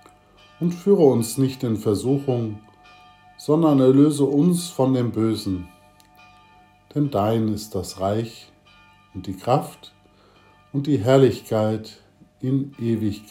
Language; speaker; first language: German; native; German